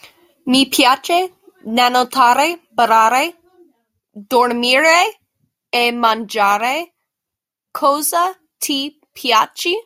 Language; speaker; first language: Italian; non-native, learner; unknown